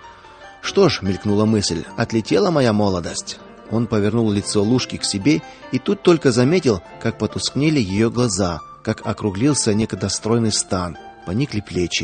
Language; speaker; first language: Russian; native; Russian